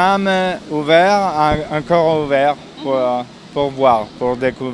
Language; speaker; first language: French; non-native, fluent; Italian